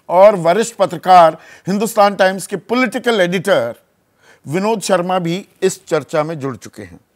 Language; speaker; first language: Hindi; native; Hindi